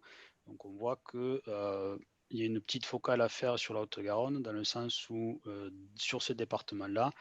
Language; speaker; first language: French; native; French